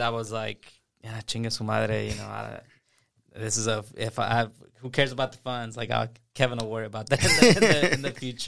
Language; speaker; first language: English; native; English